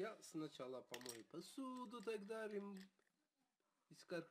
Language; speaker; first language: Russian; early bilingual, heritage; Russian